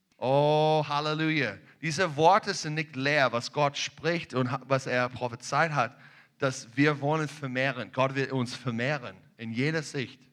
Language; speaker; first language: German; non-native, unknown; English